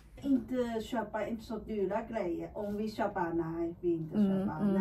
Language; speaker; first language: Swedish; non-native, learner; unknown